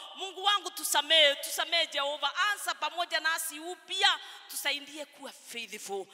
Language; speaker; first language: Swahili; non-native, local second language; Kikuyu